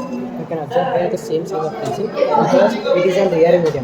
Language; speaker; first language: English; non-native, local second language; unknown